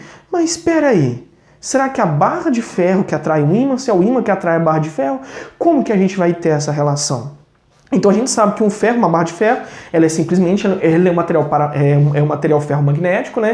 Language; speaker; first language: Portuguese; native; Portuguese